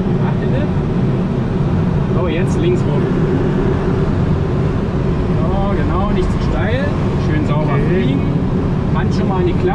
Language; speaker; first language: German; native; German